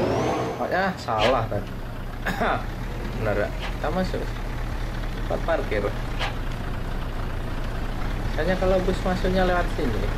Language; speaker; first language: Indonesian; native; Indonesian